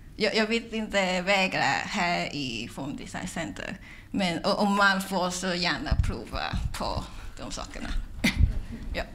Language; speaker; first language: Swedish; non-native, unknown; Cantonese